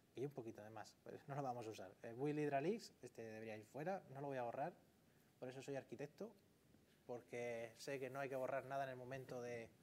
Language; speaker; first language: Spanish; native; Spanish